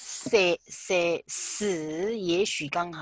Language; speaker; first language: French; non-native, learner; Chinese